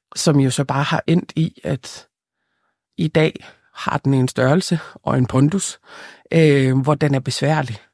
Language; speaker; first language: Danish; early bilingual, other home language; Lithuanian